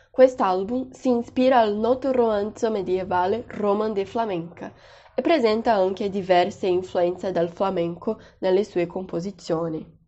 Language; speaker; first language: Italian; non-native, learner; Portuguese